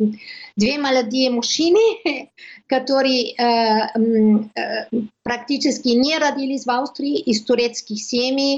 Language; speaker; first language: Russian; non-native, learner; German